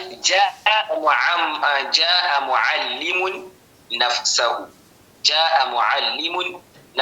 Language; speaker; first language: Arabic; non-native, learner; Hausa